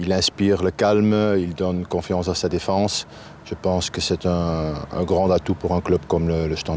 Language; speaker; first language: French; native; French